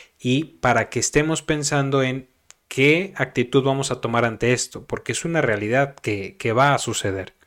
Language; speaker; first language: Spanish; native; Spanish